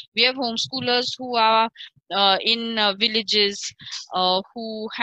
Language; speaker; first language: English; non-native, local second language; Marathi